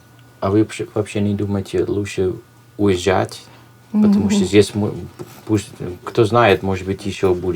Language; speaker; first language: Russian; non-native, learner; Dutch